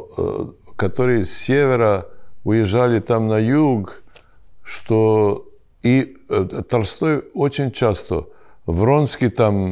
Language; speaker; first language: Russian; non-native, learner; Serbian